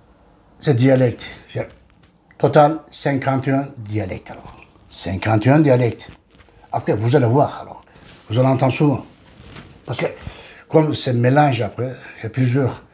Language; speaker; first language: French; non-native, learner; Turkish